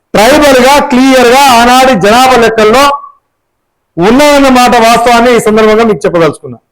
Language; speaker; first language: Telugu; non-native, local second language; Lambadi